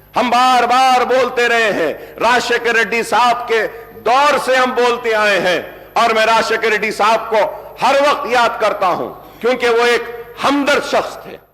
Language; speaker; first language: Urdu; native; Urdu